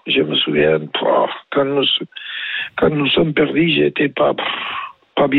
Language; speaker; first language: French; non-native, learner; Spanish